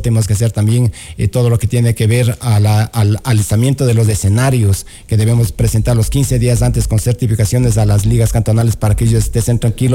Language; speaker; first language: Spanish; native; Spanish